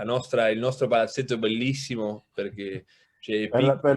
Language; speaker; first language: Italian; non-native, local second language; Spanish